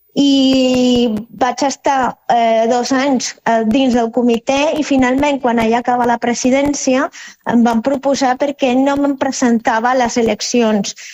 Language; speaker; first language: Catalan; non-native, fluent; Spanish